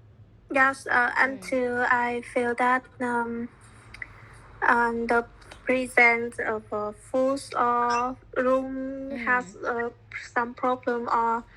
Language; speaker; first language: English; non-native, learner; Vietnamese